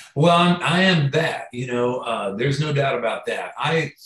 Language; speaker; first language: English; native; English